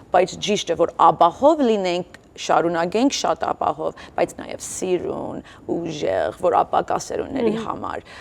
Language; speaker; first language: Armenian; early bilingual, heritage; Armenian